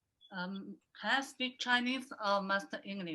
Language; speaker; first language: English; non-native, learner; Chinese